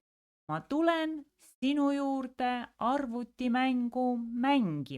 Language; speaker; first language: Estonian; non-native, local second language; Russian